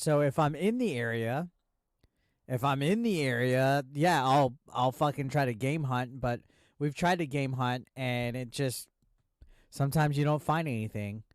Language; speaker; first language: English; native; English